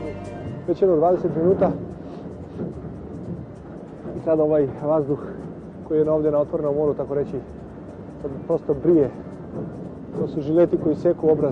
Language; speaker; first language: Serbian; native; Serbian